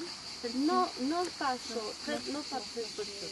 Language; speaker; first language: French; non-native, learner; Greek